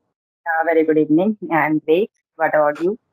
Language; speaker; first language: English; non-native, learner; Hindi